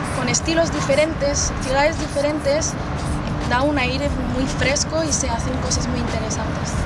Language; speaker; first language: Spanish; non-native, fluent; French